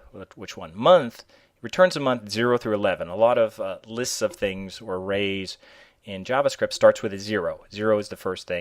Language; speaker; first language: English; native; English